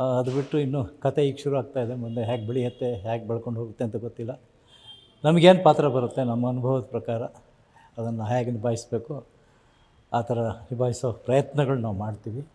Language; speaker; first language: Kannada; native; Kannada